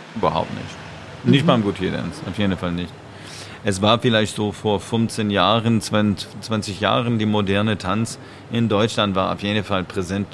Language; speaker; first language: German; non-native, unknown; French